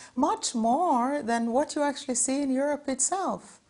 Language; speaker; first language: English; non-native, fluent; Norwegian